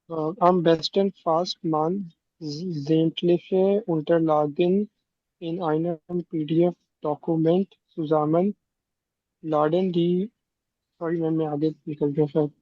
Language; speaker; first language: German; non-native, learner; Urdu